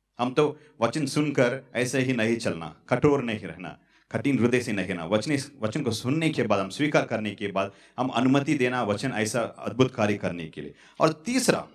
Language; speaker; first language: Hindi; non-native, local second language; Tamil